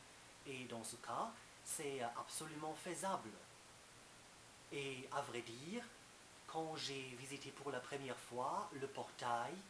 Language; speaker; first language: French; non-native, fluent; German